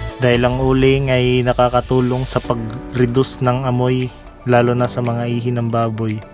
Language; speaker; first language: Filipino; non-native, local second language; Cebuano